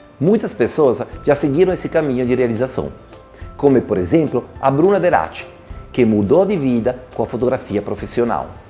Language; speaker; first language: Portuguese; non-native, fluent; Italian